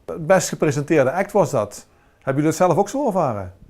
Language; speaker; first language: Dutch; native; Dutch